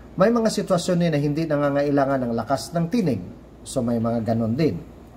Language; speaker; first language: Filipino; non-native, local second language; Cebuano